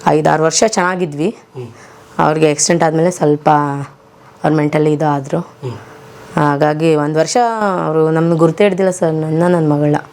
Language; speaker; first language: Kannada; native; Kannada